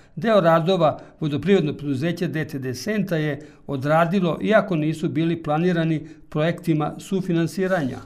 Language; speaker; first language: Bosnian; non-native, local second language; Hungarian